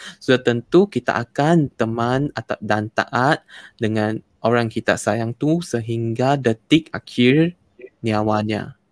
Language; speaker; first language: Malay; non-native, local second language; Chinese